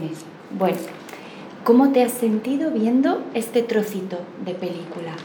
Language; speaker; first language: Spanish; native; Spanish